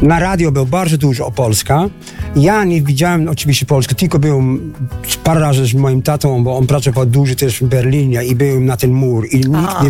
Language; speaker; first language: Polish; early bilingual, heritage; Polish